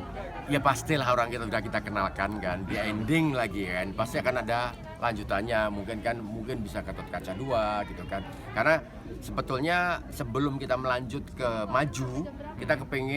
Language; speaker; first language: Indonesian; native; Indonesian